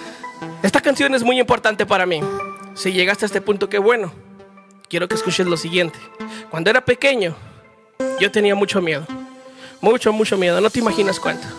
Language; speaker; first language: Spanish; native; Spanish